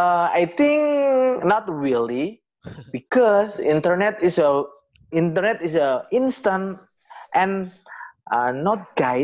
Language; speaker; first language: English; non-native, learner; Indonesian